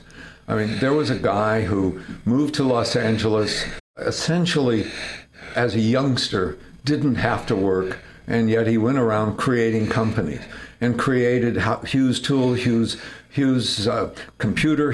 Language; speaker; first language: English; native; English